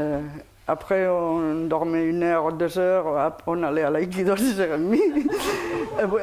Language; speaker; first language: French; non-native, fluent; Spanish